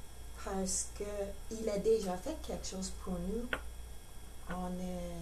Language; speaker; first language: French; non-native, local second language; English